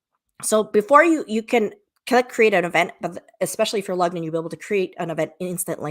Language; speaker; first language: English; native; English